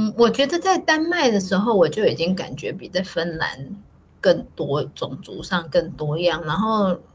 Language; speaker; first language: Chinese; native; Chinese